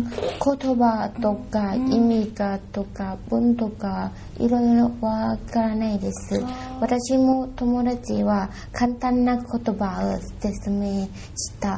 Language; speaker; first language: Japanese; non-native, learner; Thai